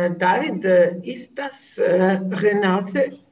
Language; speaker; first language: German; non-native, learner; Serbian